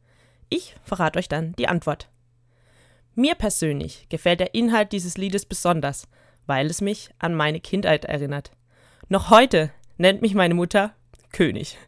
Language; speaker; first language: German; native; German